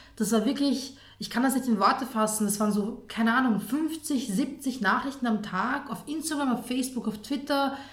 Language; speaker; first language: German; early bilingual, other home language; Serbian